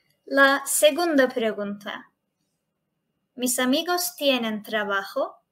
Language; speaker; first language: Spanish; non-native, fluent; Turkish